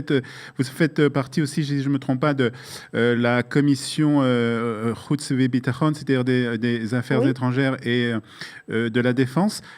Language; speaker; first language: French; native; French